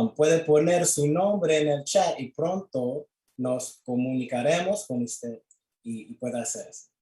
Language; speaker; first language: Spanish; early bilingual, other home language; English